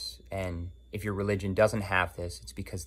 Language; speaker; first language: English; native; English